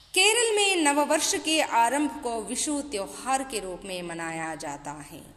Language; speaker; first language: Hindi; non-native, local second language; Kannada